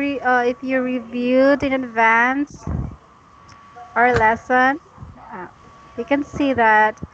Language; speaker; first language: English; non-native, fluent; Cebuano